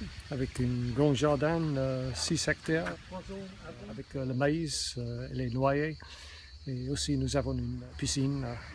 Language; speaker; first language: French; non-native, learner; English